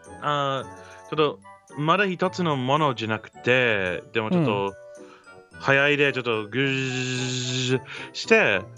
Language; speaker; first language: Japanese; non-native, learner; English